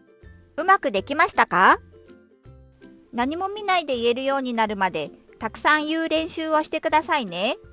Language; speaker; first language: Japanese; non-native, fluent; Korean